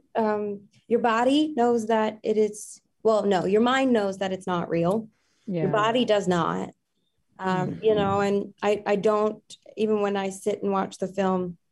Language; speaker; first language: English; native; English